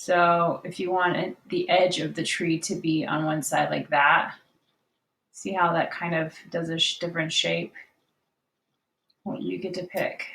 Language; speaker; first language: English; native; English